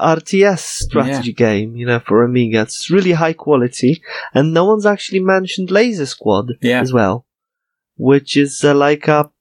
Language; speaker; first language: English; non-native, fluent; Polish